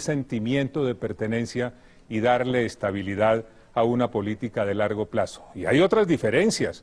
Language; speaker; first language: Spanish; native; Spanish